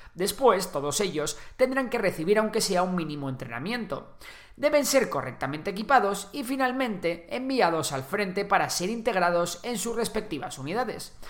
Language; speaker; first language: Spanish; native; Spanish